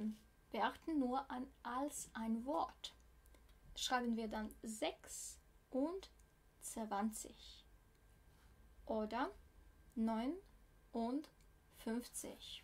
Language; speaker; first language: German; non-native, fluent; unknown